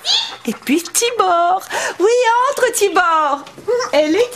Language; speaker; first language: French; native; French